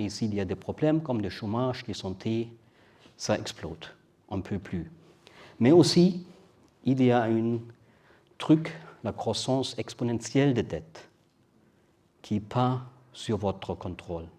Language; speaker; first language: French; non-native, learner; German